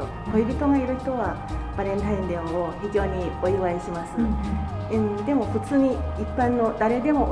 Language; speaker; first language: Japanese; non-native, fluent; Chinese